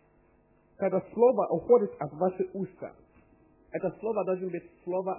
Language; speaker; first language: Russian; non-native, learner; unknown